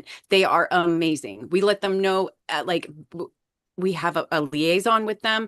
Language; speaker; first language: English; native; English